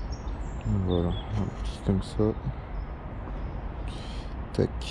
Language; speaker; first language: French; native; French